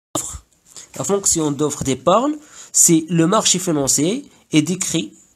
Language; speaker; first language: French; non-native, local second language; Arabic